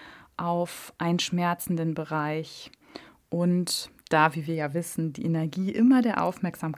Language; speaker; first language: German; native; German